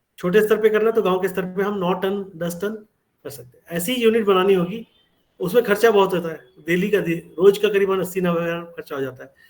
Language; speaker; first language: Hindi; native; Hindi